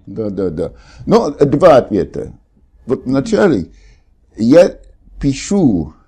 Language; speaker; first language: Russian; non-native, fluent; English